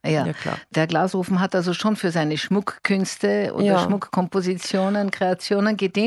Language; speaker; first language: German; native; German